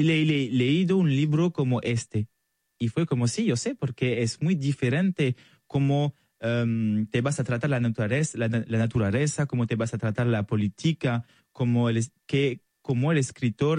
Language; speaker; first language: Spanish; non-native, learner; French